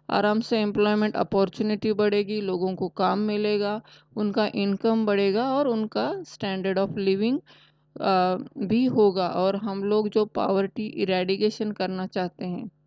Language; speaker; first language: Hindi; non-native, local second language; Marathi